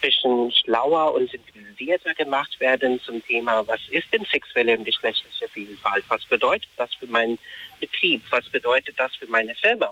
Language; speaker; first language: German; non-native, fluent; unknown